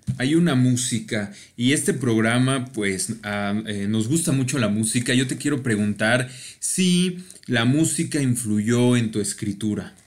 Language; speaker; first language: Spanish; native; Spanish